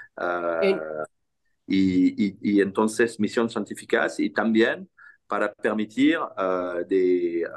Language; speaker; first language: Spanish; non-native, fluent; French